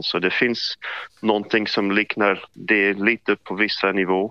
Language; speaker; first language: Swedish; non-native, fluent; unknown